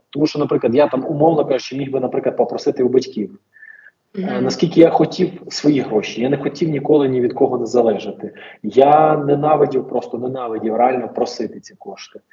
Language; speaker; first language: Ukrainian; native; Ukrainian